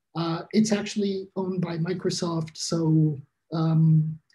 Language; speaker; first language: English; native; English